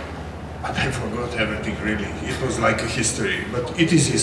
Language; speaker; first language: English; non-native, learner; Serbian